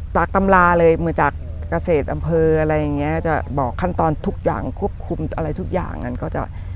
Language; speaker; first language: Thai; native; Thai